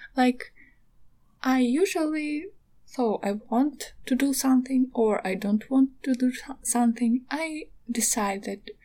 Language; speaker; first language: English; non-native, learner; Ukrainian